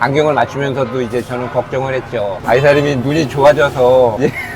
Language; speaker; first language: Korean; native; Korean